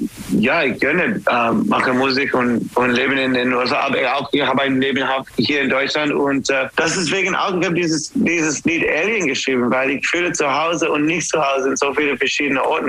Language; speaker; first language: German; non-native, learner; English